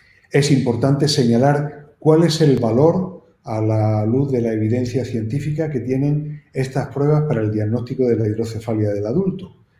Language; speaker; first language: Spanish; native; Spanish